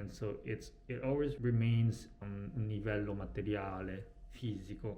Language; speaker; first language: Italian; non-native, fluent; Japanese